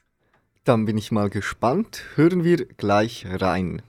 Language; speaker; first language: German; native; German